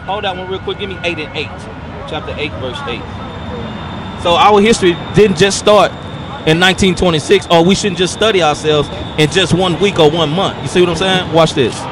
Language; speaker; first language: English; native; English